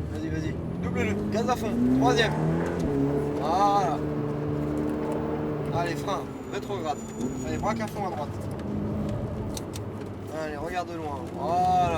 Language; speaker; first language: French; native; French